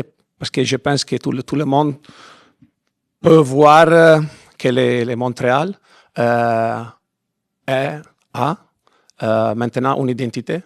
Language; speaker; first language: French; non-native, fluent; Italian